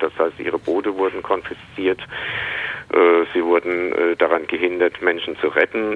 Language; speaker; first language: German; native; German